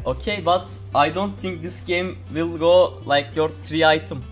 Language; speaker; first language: English; non-native, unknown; Turkish